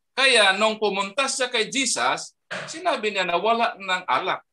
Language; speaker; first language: Filipino; non-native, local second language; Cebuano